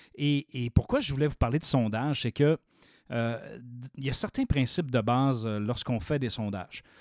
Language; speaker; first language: French; native; French